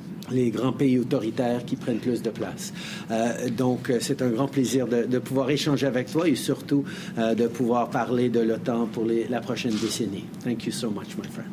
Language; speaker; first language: French; early bilingual, heritage; French